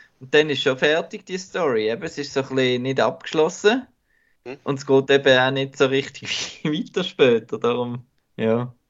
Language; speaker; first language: German; native; German